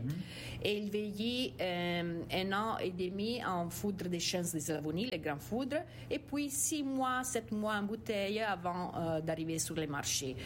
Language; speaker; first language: French; non-native, fluent; Italian